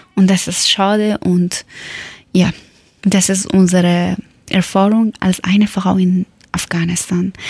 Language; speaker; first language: German; non-native, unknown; Persian